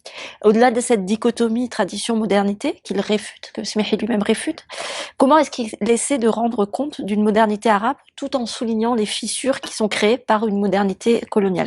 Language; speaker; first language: French; native; French